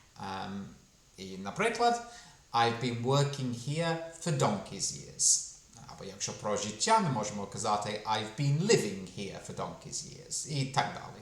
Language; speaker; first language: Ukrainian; non-native, fluent; English